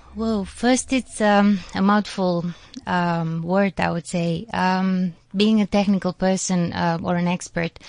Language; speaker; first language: English; non-native, fluent; Macedonian